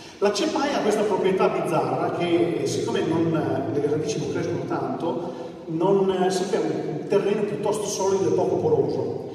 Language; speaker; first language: Italian; native; Italian